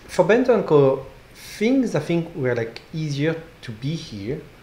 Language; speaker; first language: English; non-native, fluent; French